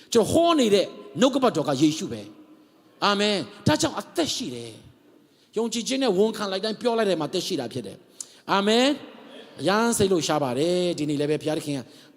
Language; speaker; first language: Burmese; non-native, local second language; Tedim Chin